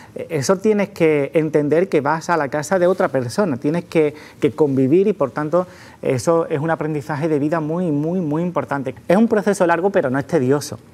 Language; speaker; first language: Spanish; native; Spanish